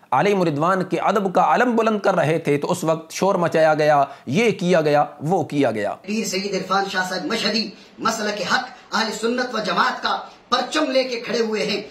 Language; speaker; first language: Urdu; non-native, local second language; Punjabi